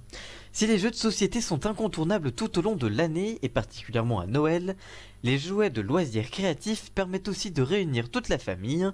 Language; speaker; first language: French; native; French